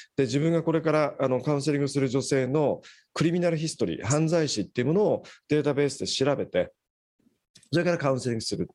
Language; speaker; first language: Japanese; native; Japanese